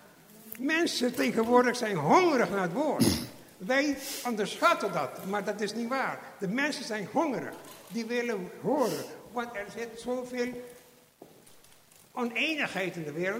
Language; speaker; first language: Dutch; non-native, fluent; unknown